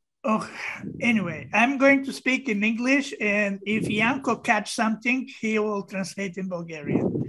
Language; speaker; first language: English; non-native, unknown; Bulgarian